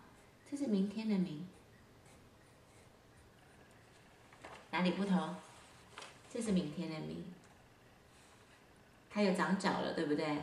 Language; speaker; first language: Chinese; native; Chinese